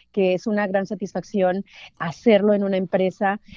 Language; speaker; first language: Spanish; native; Spanish